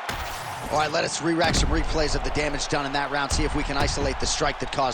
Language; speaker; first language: English; native; English